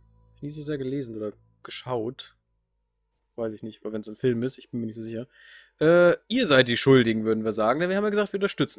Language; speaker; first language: German; native; German